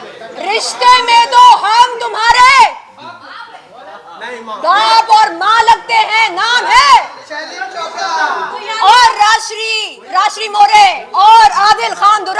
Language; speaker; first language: Hindi; native; Hindi